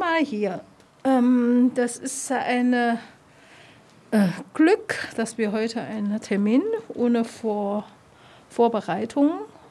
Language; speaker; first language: German; non-native, learner; Chinese